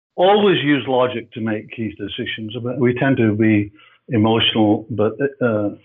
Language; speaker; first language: English; native; English